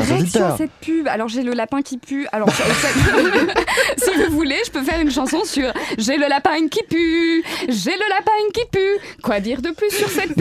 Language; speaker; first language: French; native; French